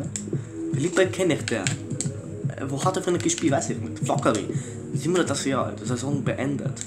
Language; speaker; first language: German; early bilingual, other home language; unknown